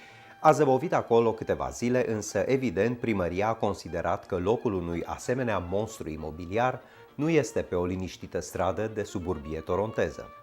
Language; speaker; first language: Romanian; native; Romanian